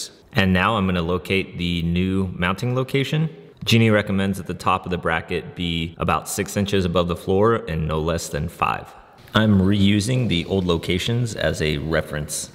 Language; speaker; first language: English; native; English